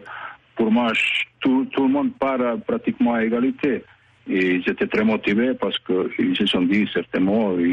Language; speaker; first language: French; non-native, fluent; Bosnian